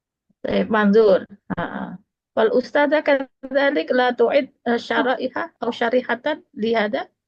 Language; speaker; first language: Arabic; non-native, fluent; Indonesian